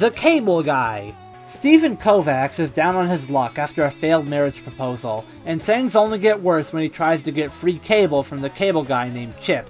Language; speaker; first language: English; native; English